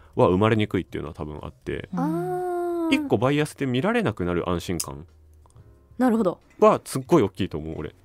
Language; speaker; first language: Japanese; native; Japanese